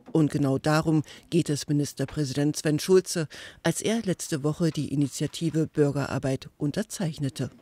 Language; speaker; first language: German; native; German